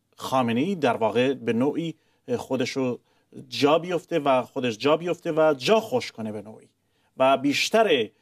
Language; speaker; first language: Persian; non-native, local second language; Arabic